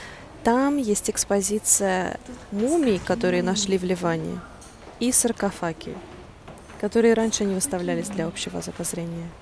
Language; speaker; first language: Russian; native; Russian